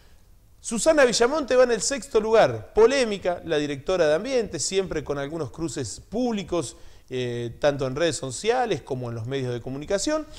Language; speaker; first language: Spanish; native; Spanish